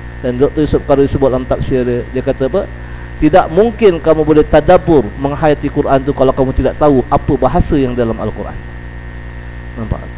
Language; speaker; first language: Malay; native; Malay